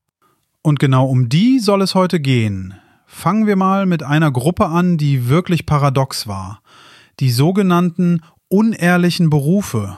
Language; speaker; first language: German; native; German